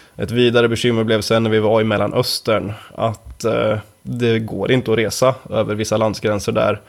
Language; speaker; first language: Swedish; native; Swedish